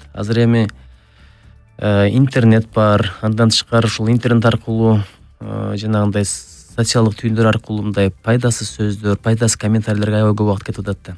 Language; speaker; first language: Kyrgyz; native; Kyrgyz